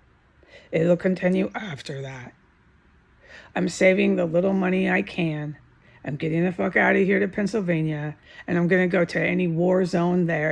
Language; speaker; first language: English; native; English